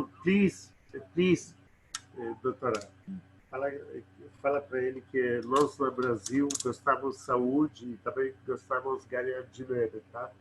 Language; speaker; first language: Portuguese; non-native, learner; Polish